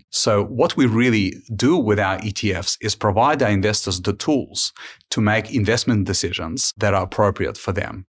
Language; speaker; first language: English; early bilingual, other home language; Ukrainian